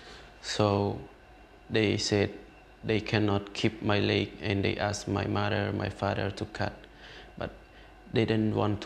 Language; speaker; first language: English; non-native, learner; Khmer